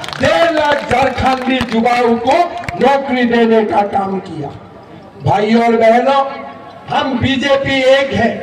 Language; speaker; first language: Hindi; non-native, local second language; Assamese